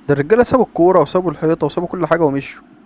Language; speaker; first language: Arabic; native; Arabic